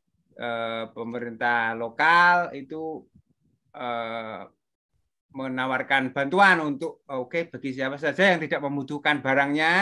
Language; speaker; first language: Indonesian; native; Indonesian